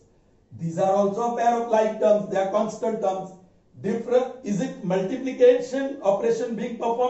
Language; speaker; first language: English; non-native, local second language; Hindi